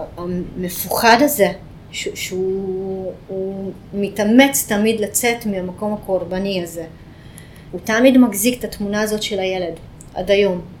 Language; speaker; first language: Hebrew; non-native, fluent; Hungarian